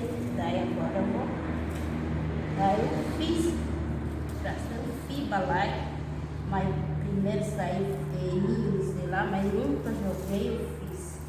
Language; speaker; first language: Portuguese; non-native, local second language; Guarani